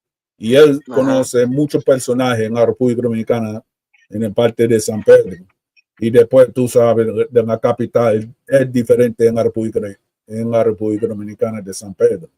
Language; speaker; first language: Spanish; early bilingual, heritage; Spanish